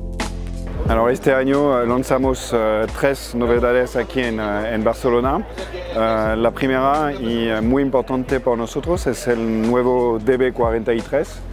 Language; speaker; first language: Spanish; non-native, fluent; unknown